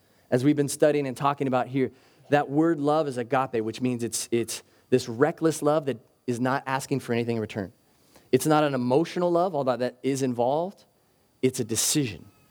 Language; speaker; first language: English; native; English